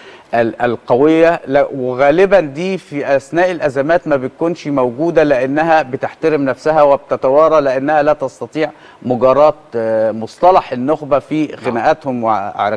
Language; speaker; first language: Arabic; native; Arabic